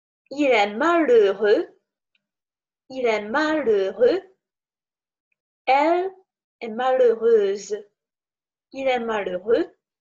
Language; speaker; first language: French; non-native, fluent; Czech